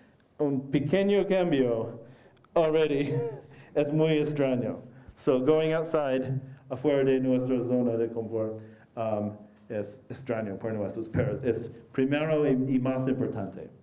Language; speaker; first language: Spanish; non-native, learner; English